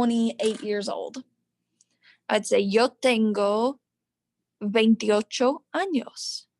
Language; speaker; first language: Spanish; non-native, learner; English